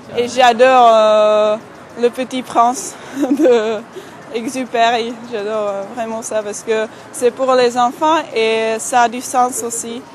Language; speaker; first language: French; non-native, fluent; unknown